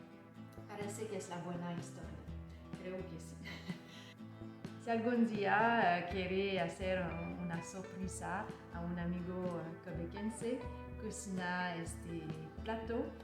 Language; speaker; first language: Spanish; non-native, learner; French